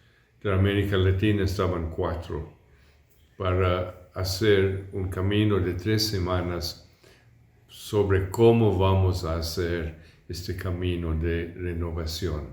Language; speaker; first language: Spanish; non-native, fluent; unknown